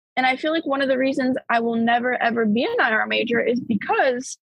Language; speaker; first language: English; early bilingual, other home language; Bulgarian